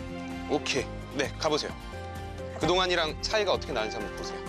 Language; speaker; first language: Korean; native; Korean